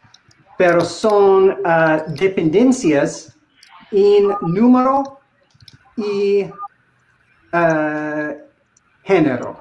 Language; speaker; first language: Spanish; non-native, learner; English